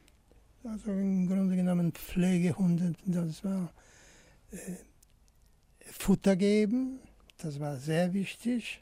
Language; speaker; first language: German; non-native, fluent; Polish